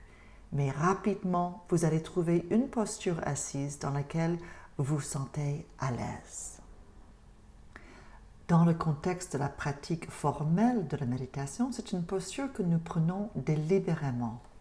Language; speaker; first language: French; non-native, fluent; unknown